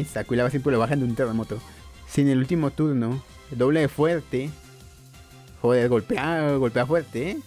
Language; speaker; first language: Spanish; native; Spanish